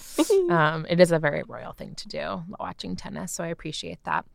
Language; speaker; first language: English; native; English